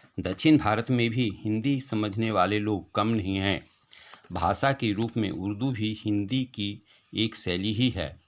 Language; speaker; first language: Hindi; native; Hindi